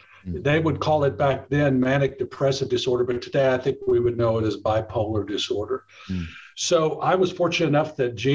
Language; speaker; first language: English; native; English